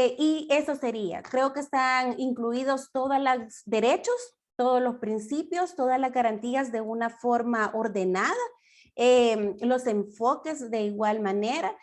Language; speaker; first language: Spanish; native; Spanish